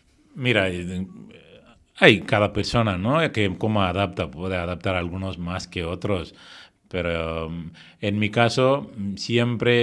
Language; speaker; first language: Spanish; non-native, fluent; Tamil